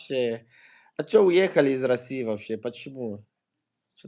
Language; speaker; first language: Russian; non-native, fluent; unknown